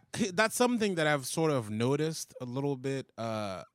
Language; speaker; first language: English; non-native, fluent; Haitian Creole